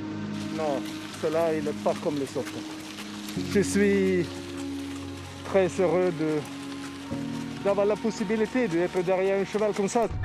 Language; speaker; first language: French; non-native, fluent; Swedish